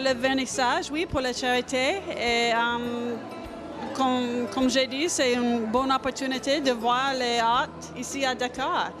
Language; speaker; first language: French; non-native, learner; English